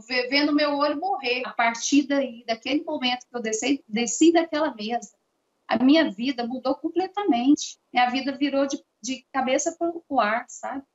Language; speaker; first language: Portuguese; native; Portuguese